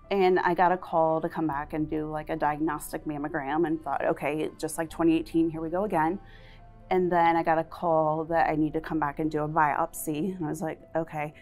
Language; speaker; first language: English; native; English